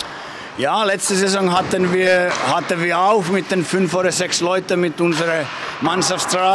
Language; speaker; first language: German; non-native, fluent; Finnish